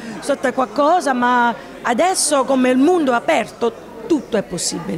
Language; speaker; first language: Italian; early bilingual, heritage; Italian